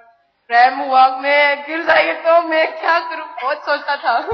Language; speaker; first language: Hindi; non-native, local second language; Manipuri